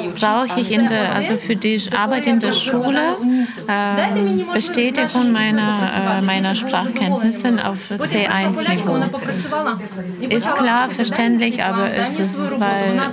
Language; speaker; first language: German; non-native, fluent; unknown